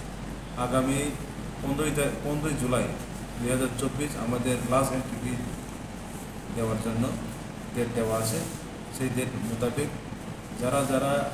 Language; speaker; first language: Bangla; non-native, local second language; Kok Borok